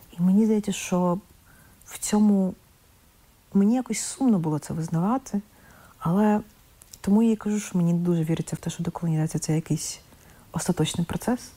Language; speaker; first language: Ukrainian; non-native, local second language; Russian